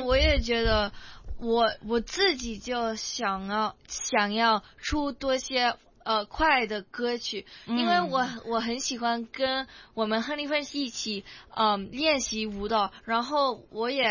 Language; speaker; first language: Chinese; non-native, local second language; Cantonese